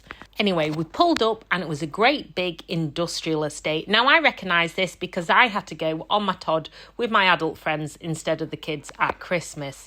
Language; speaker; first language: English; native; English